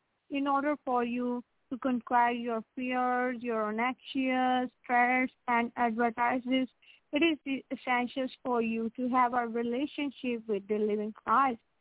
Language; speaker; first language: English; non-native, local second language; Punjabi